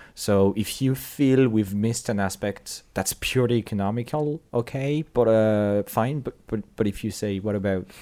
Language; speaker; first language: English; non-native, fluent; French